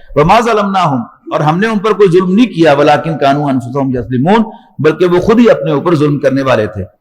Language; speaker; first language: Urdu; non-native, local second language; Punjabi